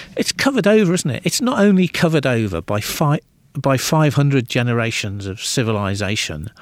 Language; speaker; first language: English; native; English